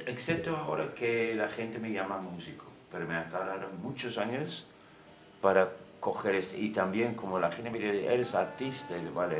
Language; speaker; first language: Spanish; non-native, fluent; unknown